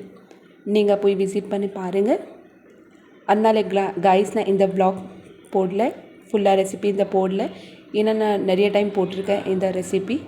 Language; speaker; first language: Tamil; non-native, local second language; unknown